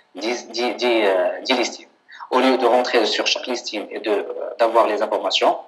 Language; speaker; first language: French; non-native, local second language; Arabic